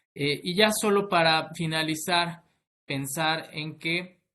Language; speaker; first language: Spanish; native; Spanish